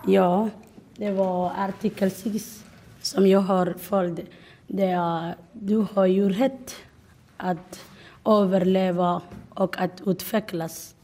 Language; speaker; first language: Swedish; non-native, learner; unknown